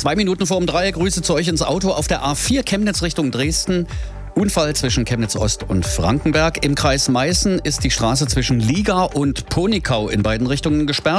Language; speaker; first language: German; native; German